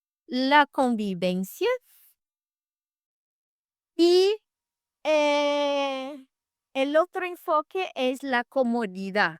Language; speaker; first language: Spanish; non-native, fluent; Portuguese